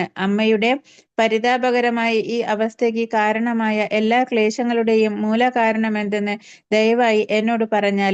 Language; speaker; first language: Malayalam; native; Malayalam